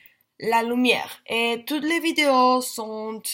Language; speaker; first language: French; non-native, learner; Spanish